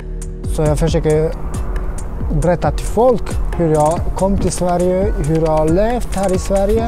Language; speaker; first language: Swedish; early bilingual, other home language; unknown